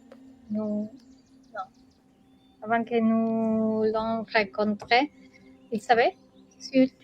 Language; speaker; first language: French; non-native, learner; Spanish